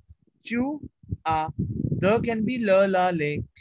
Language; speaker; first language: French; non-native, fluent; Hindi